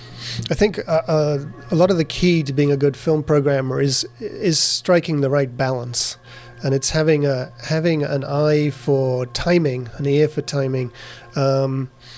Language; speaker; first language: English; native; English